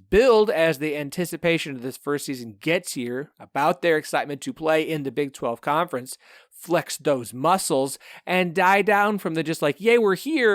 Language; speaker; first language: English; native; English